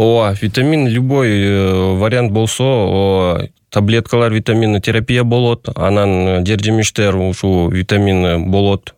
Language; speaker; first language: Kyrgyz; non-native, local second language; Russian